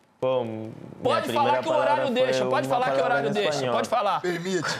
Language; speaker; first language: Portuguese; non-native, learner; Spanish